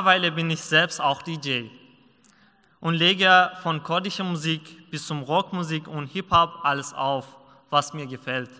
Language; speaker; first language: German; non-native, learner; Persian